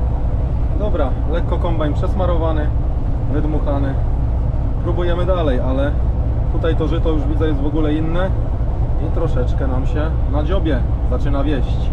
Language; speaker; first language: Polish; native; Polish